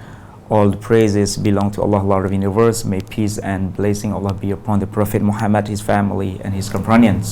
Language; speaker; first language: English; non-native, fluent; Pattani Malay